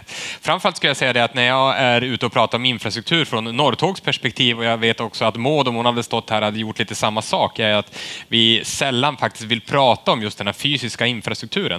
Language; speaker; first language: Swedish; native; Swedish